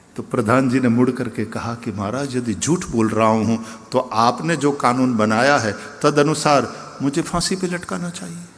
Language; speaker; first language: Hindi; non-native, local second language; Gujarati